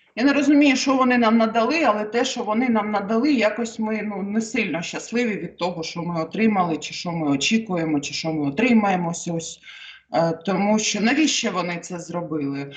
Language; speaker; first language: Ukrainian; native; Ukrainian